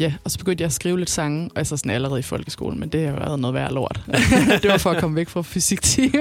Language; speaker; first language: Danish; native; Danish